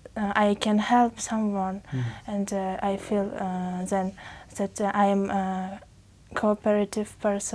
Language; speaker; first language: English; non-native, fluent; Uzbek